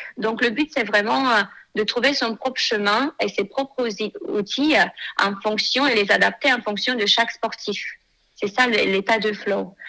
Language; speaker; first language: French; non-native, fluent; Romanian